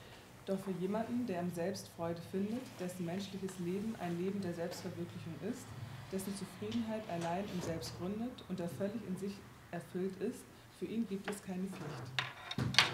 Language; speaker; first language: German; native; German